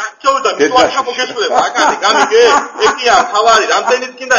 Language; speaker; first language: Georgian; native; Georgian